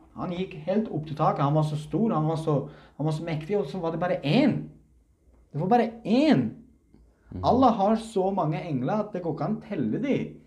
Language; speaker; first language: Norwegian; early bilingual, other home language; Uzbek